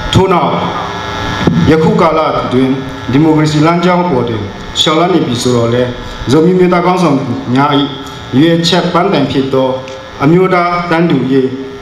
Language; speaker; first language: Burmese; non-native, local second language; Tedim Chin